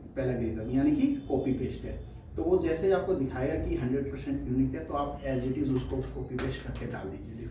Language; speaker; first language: Hindi; native; Hindi